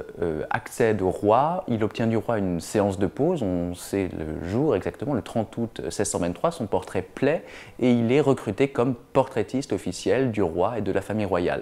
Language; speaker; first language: French; native; French